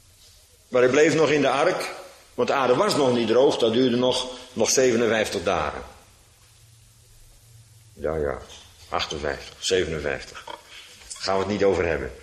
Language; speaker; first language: Dutch; native; Dutch